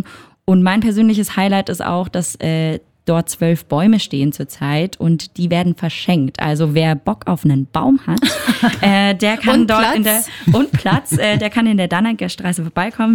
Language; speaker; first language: German; native; German